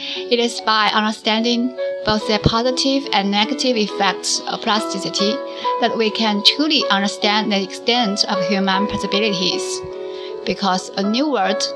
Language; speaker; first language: English; non-native, learner; Chinese